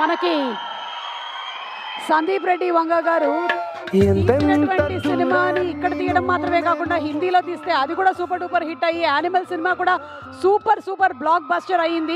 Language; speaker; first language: Telugu; native; Telugu